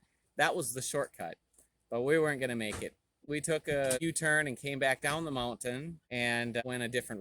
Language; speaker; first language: English; native; English